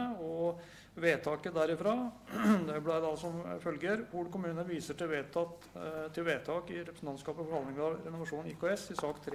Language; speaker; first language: Norwegian; native; Norwegian